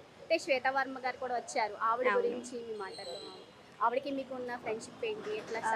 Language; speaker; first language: Telugu; native; Telugu